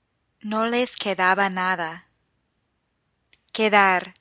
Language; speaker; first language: Spanish; non-native, fluent; English